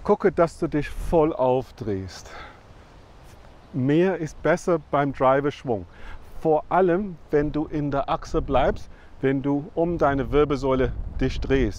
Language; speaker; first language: German; non-native, fluent; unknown